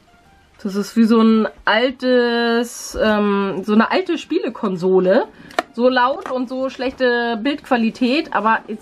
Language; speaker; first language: German; native; German